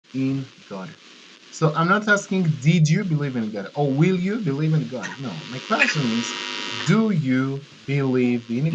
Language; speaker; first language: English; non-native, fluent; Swahili